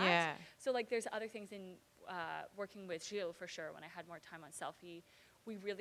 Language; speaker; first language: English; native; English